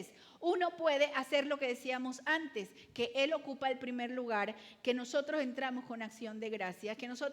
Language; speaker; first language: Spanish; native; Spanish